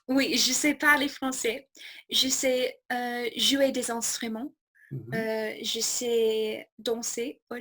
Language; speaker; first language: French; non-native, fluent; English